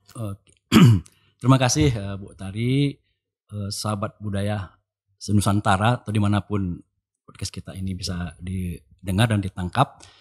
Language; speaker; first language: Indonesian; non-native, local second language; Minangkabau